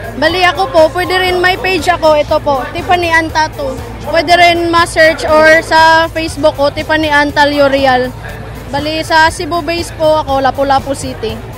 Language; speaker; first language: Filipino; non-native, local second language; Cebuano